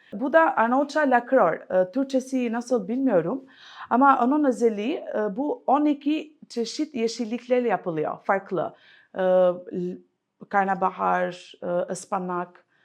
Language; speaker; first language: Turkish; non-native, fluent; Albanian